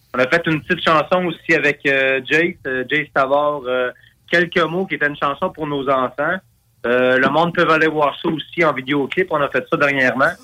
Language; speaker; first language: French; native; French